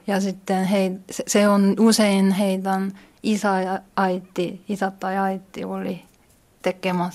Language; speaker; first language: Finnish; non-native, learner; Korean